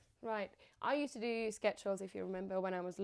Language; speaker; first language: English; non-native, fluent; Finnish